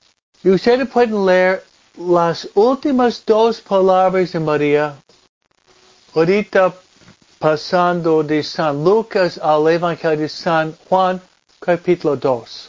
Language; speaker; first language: Spanish; non-native, fluent; English